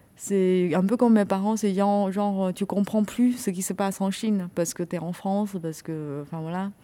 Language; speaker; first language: French; non-native, fluent; Chinese